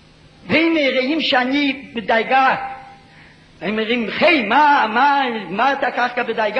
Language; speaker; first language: Hebrew; non-native, fluent; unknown